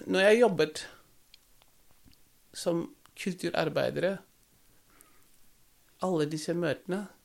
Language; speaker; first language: Norwegian; non-native, fluent; Wolof